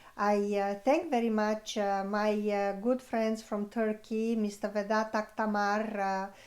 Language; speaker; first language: English; non-native, fluent; Romanian